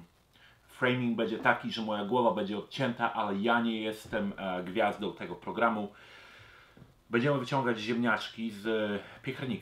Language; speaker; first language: Polish; early bilingual, heritage; Polish